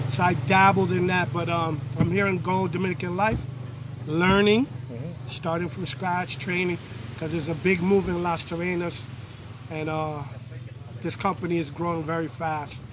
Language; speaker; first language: English; native; English